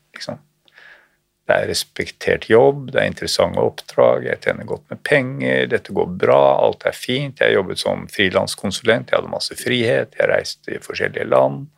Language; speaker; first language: Norwegian; native; Norwegian